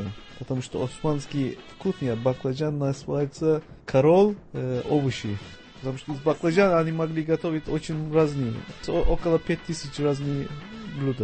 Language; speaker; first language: Russian; non-native, learner; Turkish